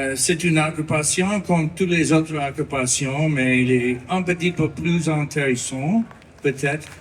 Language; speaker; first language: French; non-native, learner; English